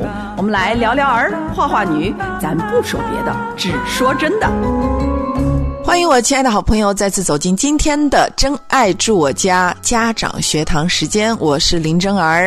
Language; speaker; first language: Chinese; native; Chinese